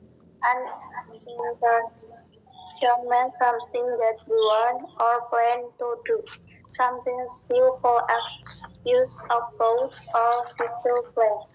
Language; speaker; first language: English; non-native, learner; Indonesian